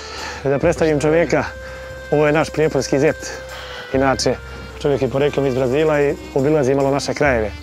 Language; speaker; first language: Croatian; native; Croatian